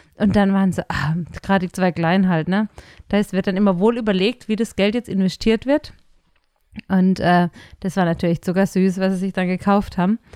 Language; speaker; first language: German; native; German